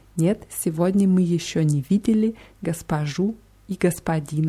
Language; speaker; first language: Russian; non-native, learner; German